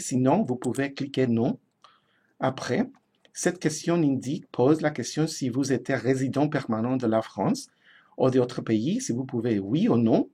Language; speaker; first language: French; non-native, fluent; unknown